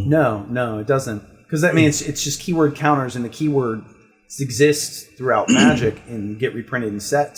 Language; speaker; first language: English; native; English